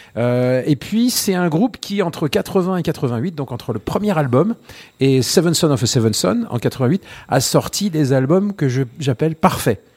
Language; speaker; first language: French; native; French